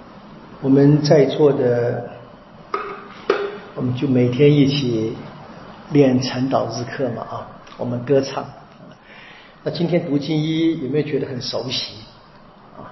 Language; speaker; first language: Chinese; native; Chinese